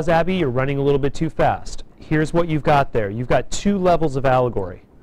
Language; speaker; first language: English; native; English